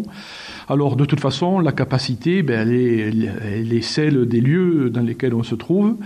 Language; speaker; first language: French; native; French